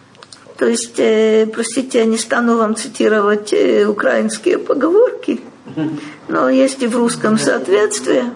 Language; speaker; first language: Russian; native; Russian